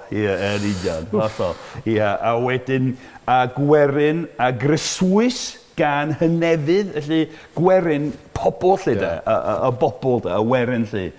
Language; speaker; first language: Welsh; non-native, fluent; English